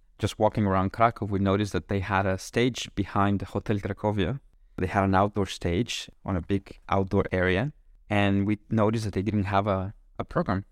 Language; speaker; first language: English; non-native, fluent; Spanish